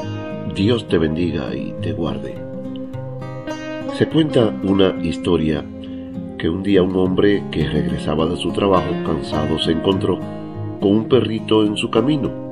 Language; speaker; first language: Spanish; native; Spanish